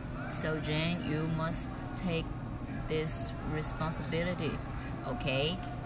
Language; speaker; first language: English; non-native, fluent; Chinese